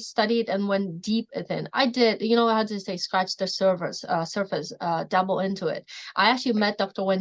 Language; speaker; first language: English; non-native, fluent; Polish